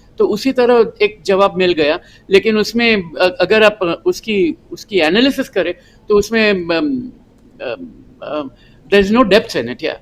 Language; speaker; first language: Hindi; non-native, local second language; Gujarati